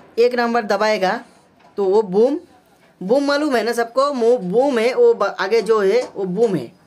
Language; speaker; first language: Hindi; non-native, local second language; Bangla